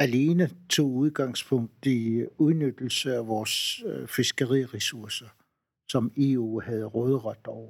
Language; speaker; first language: Danish; non-native, local second language; Kalaallisut